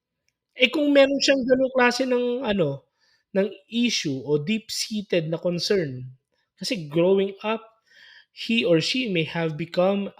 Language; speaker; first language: Filipino; native; Filipino